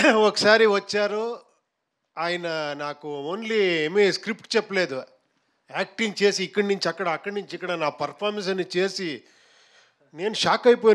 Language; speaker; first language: Telugu; non-native, fluent; Kannada